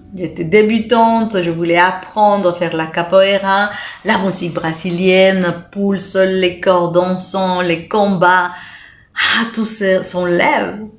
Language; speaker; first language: French; non-native, fluent; Spanish